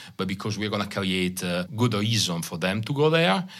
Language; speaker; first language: English; non-native, fluent; Italian